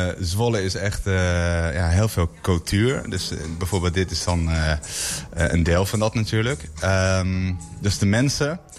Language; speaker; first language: Dutch; early bilingual, heritage; English